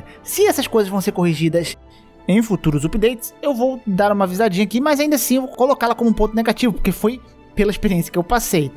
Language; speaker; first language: Portuguese; native; Portuguese